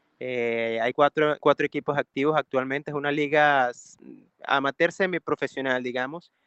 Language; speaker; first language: Spanish; native; Spanish